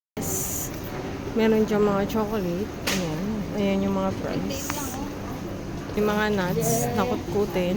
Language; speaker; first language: Filipino; native; Filipino